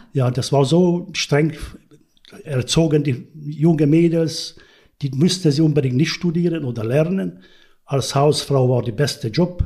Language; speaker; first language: German; non-native, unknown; Hungarian